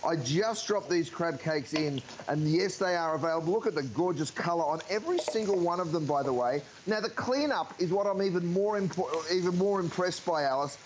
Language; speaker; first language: English; native; English